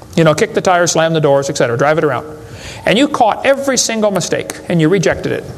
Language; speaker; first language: English; native; English